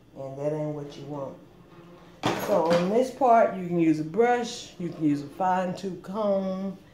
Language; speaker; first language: English; native; English